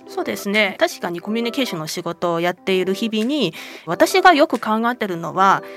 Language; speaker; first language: Japanese; non-native, fluent; Chinese